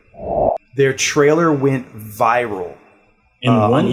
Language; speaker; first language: English; native; English